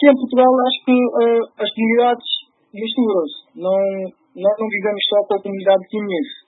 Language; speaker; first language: Portuguese; early bilingual, other home language; Upper Guinea Crioulo